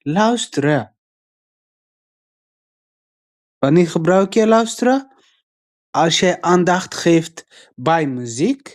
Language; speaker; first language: Dutch; non-native, learner; Tigrinya